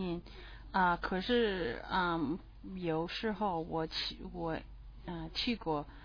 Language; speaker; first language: Chinese; non-native, learner; English